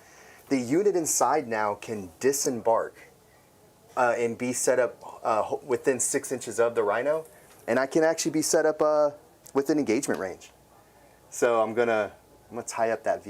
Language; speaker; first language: English; native; English